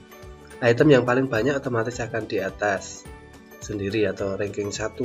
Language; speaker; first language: Indonesian; native; Indonesian